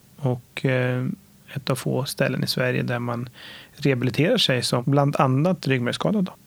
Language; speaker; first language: Swedish; native; Swedish